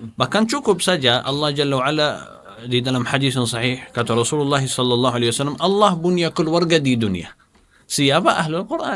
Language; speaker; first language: Indonesian; non-native, fluent; Arabic